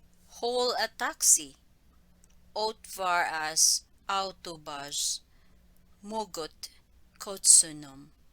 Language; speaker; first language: Hungarian; non-native, learner; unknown